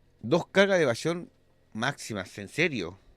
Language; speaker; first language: Spanish; native; Spanish